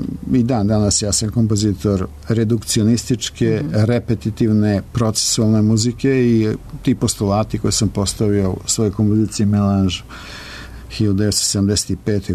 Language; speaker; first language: Serbian; native; Serbian